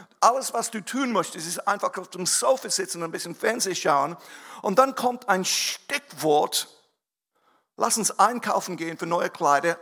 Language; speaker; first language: German; non-native, fluent; English